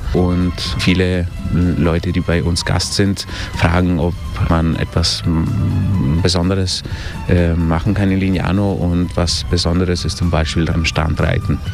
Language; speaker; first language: German; early bilingual, heritage; German